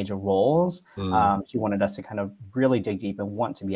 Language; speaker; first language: English; early bilingual, other home language; Vietnamese